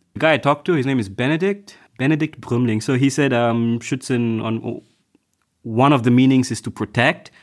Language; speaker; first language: English; non-native, local second language; Tamil